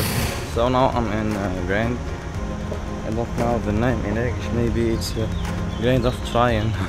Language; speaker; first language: English; non-native, learner; Arabic